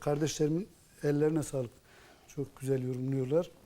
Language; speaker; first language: Turkish; native; Turkish